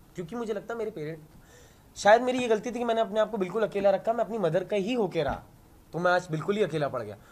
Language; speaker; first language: Hindi; native; Hindi